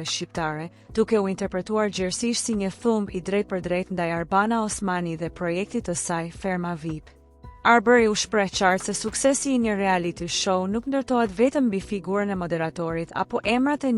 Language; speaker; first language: Albanian; native; Albanian